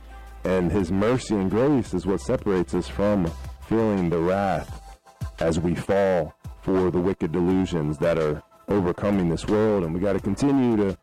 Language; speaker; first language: English; native; English